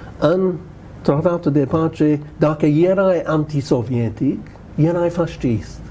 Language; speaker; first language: Romanian; non-native, fluent; English